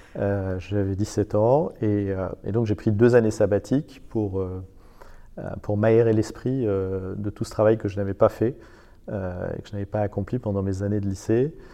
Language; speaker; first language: French; non-native, fluent; Persian